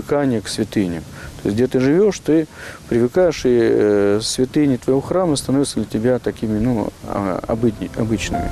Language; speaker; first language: Russian; native; Russian